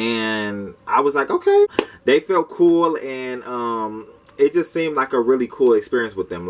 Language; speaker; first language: English; native; English